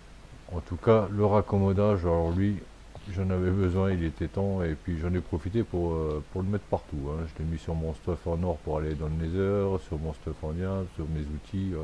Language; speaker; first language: French; native; French